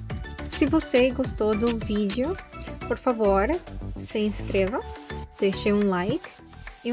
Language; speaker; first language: Portuguese; non-native, fluent; Korean